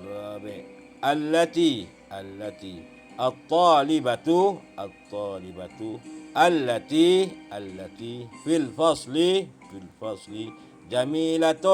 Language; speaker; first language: Arabic; non-native, fluent; Malay